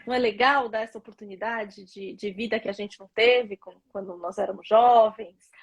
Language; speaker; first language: Portuguese; native; Portuguese